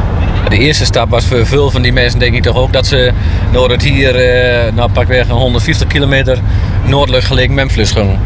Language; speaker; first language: Dutch; native; Dutch